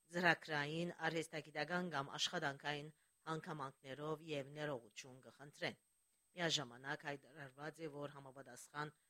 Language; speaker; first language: Armenian; early bilingual, heritage; Armenian